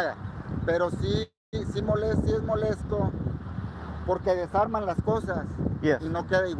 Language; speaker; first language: Spanish; native; Spanish